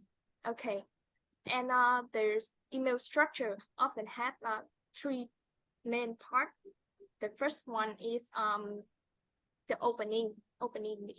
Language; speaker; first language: English; non-native, fluent; Vietnamese